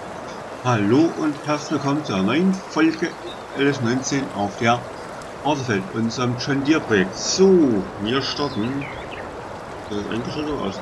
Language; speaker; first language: German; native; German